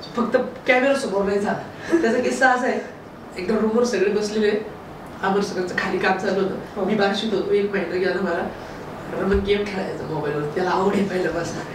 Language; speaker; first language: Marathi; native; Marathi